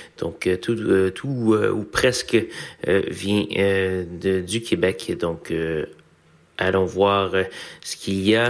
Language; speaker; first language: French; native; French